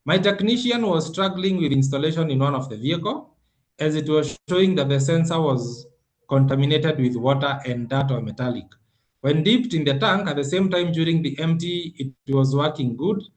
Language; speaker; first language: English; non-native, local second language; Swahili